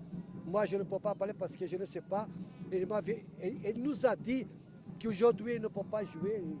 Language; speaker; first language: French; non-native, fluent; Portuguese